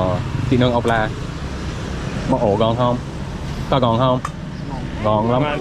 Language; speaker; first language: Vietnamese; non-native, learner; English